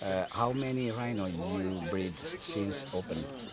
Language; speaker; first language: English; non-native, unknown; Italian